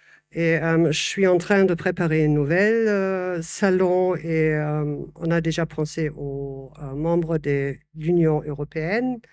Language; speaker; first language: French; non-native, fluent; German